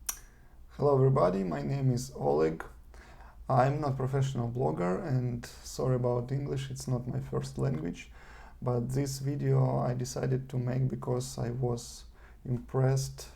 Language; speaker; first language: English; non-native, learner; Russian